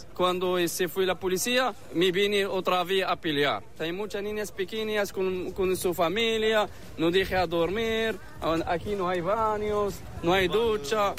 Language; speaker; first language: Spanish; non-native, learner; Arabic